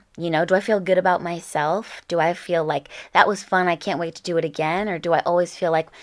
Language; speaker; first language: English; native; English